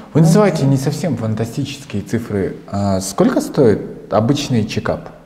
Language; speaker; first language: Russian; native; Russian